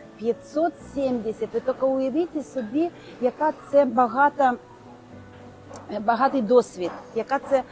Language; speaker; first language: Ukrainian; non-native, local second language; Russian